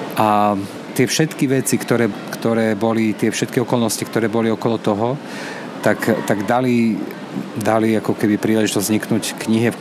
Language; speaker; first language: Slovak; native; Slovak